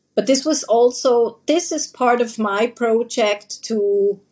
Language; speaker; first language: English; non-native, fluent; German